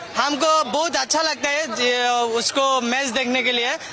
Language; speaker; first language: Hindi; non-native, local second language; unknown